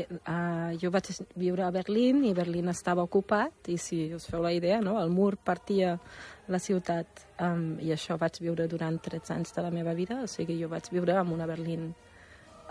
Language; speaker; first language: Catalan; non-native, fluent; German